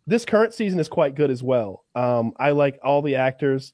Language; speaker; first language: English; native; English